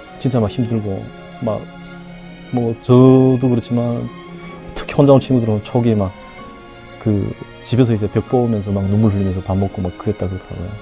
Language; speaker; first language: Korean; native; Korean